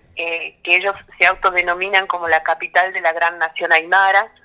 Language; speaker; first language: Spanish; native; Spanish